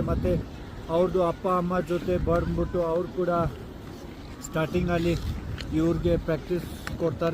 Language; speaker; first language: Kannada; non-native, local second language; Ladakhi